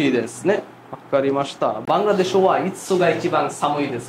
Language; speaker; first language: Japanese; non-native, fluent; Bangla